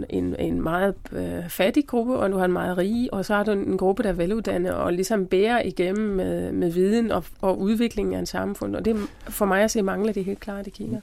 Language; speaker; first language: Danish; non-native, fluent; German